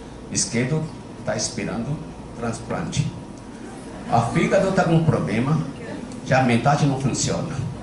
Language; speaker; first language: Portuguese; non-native, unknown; Chinese